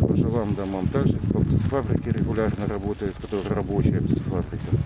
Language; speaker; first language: Russian; native; Russian